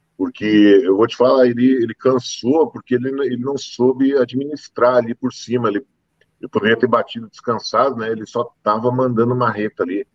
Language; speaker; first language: Portuguese; native; Portuguese